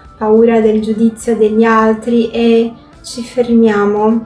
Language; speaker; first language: Italian; non-native, fluent; Portuguese